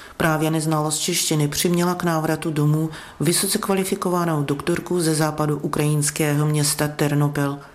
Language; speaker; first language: Czech; non-native, fluent; Ukrainian